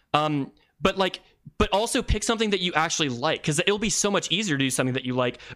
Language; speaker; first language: English; native; English